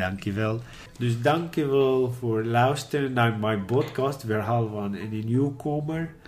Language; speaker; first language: Dutch; non-native, learner; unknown